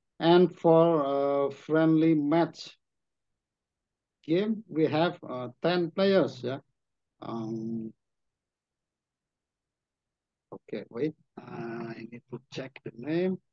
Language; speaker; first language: English; non-native, learner; Indonesian